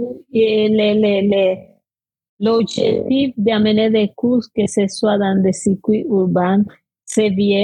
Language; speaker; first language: French; non-native, fluent; Spanish